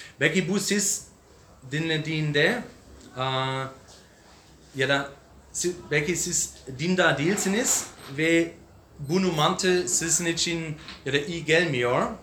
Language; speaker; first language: Turkish; non-native, learner; English